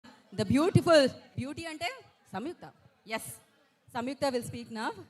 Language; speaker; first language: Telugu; native; Telugu